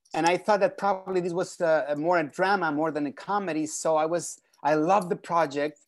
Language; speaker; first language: English; non-native, fluent; Spanish